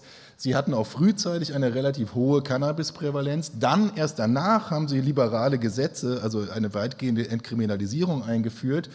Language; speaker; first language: German; native; German